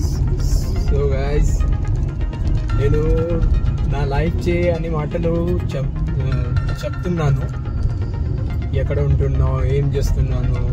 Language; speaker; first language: Telugu; non-native, local second language; Kannada